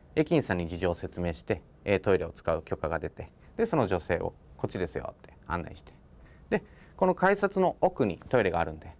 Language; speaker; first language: Japanese; native; Japanese